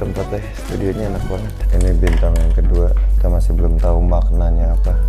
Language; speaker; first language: Indonesian; native; Indonesian